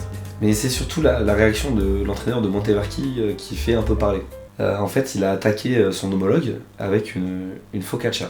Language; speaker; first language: French; native; French